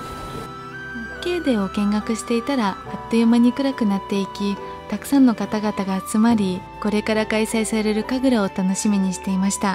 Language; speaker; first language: Japanese; non-native, fluent; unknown